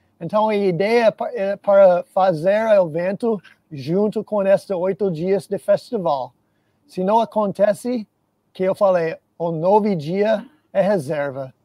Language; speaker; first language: Portuguese; non-native, fluent; English